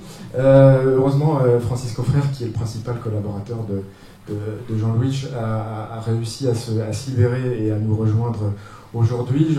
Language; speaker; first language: French; native; French